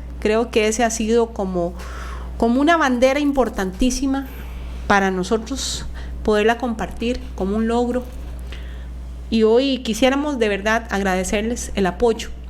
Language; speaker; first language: Spanish; native; Spanish